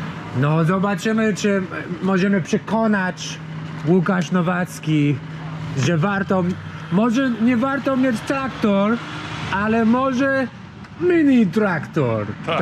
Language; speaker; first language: Polish; non-native, learner; English